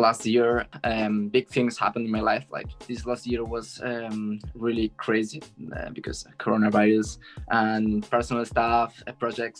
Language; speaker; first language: English; non-native, learner; Spanish